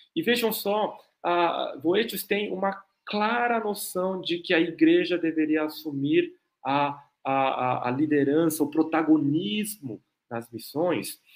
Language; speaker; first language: Portuguese; non-native, fluent; Korean